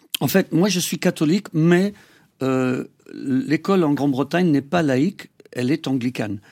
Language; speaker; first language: French; non-native, fluent; English